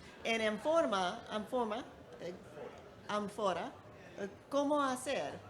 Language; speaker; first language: Spanish; non-native, learner; English